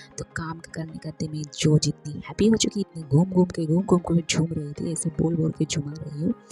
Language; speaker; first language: Hindi; non-native, local second language; Marathi